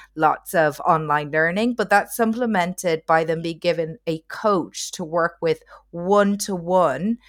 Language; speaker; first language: English; native; English